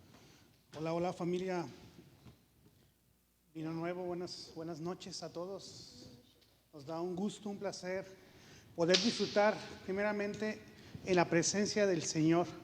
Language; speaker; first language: Spanish; native; Spanish